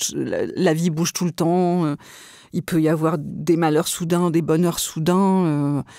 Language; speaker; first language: French; native; French